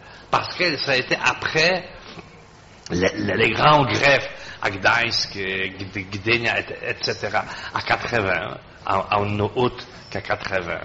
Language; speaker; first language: French; non-native, fluent; Polish